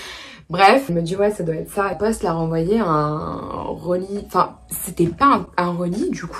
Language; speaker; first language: French; native; French